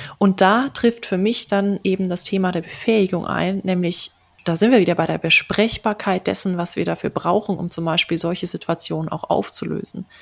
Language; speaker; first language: German; native; German